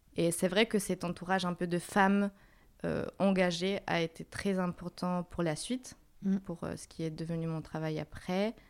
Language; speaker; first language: French; non-native, fluent; Spanish